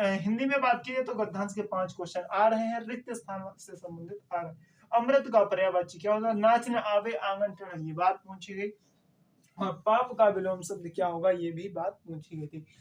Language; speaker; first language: Hindi; native; Hindi